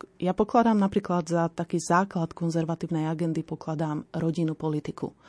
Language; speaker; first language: Slovak; native; Slovak